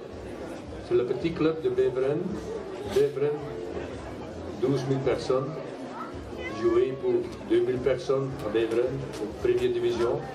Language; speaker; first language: French; non-native, local second language; Dutch